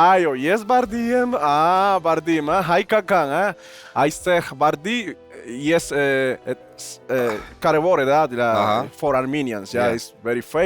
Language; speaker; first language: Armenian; non-native, learner; Spanish